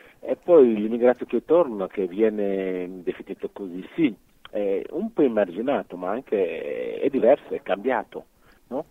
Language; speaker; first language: Italian; non-native, fluent; Wolof